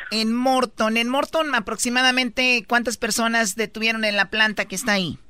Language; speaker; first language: Spanish; native; Spanish